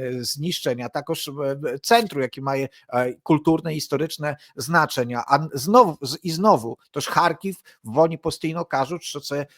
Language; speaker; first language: Polish; non-native, learner; Ukrainian